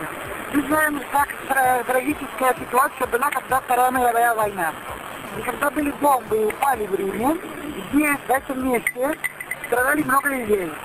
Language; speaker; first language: Russian; non-native, learner; Italian